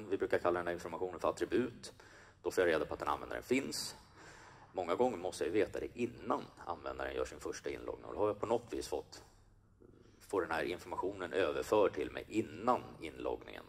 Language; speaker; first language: Swedish; native; Swedish